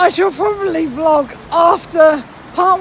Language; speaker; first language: English; native; English